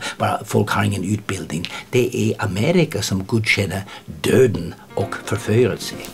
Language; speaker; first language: Swedish; non-native, fluent; English